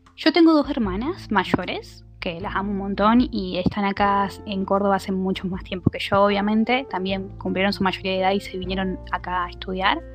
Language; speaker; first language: Spanish; native; Spanish